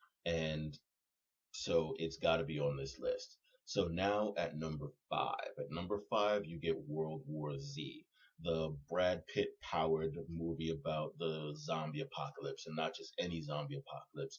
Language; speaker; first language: English; native; English